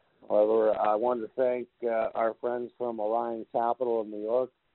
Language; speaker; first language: English; native; English